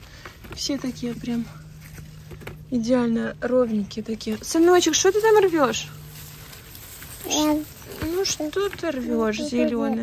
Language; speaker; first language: Russian; native; Russian